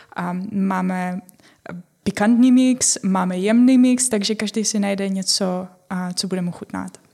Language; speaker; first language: Czech; non-native, fluent; Ukrainian